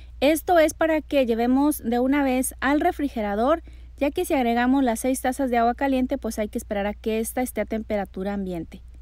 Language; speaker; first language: Spanish; native; Spanish